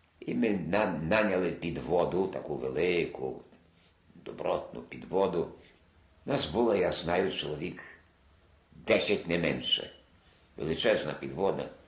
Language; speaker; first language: Ukrainian; non-native, local second language; Polish